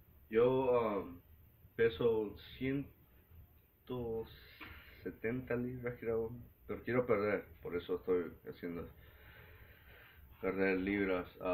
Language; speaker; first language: Spanish; early bilingual, heritage; Spanish